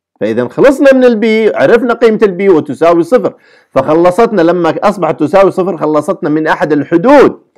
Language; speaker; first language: Arabic; native; Arabic